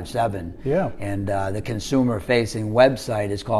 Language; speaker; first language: English; native; English